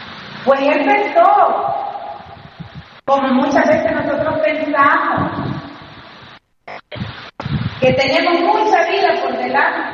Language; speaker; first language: Spanish; native; Spanish